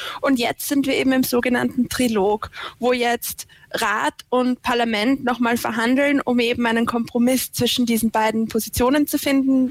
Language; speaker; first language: German; native; German